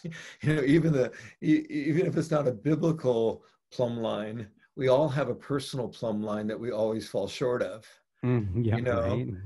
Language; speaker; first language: English; native; English